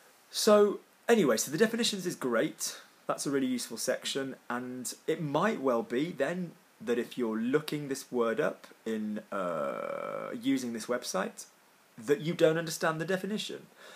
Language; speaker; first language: English; native; English